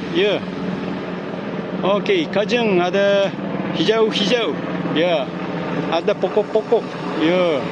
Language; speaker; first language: Malay; non-native, learner; Japanese